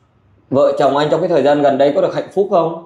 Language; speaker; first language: Vietnamese; native; Vietnamese